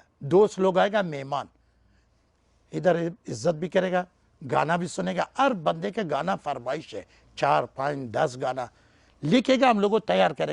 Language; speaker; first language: Hindi; non-native, learner; Persian